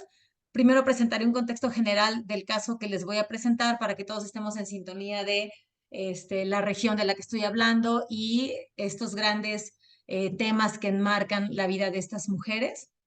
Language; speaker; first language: Spanish; native; Spanish